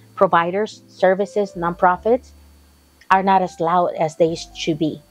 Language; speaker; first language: English; non-native, fluent; Spanish